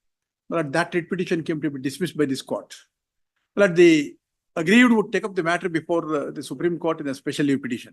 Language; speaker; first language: English; non-native, local second language; Kannada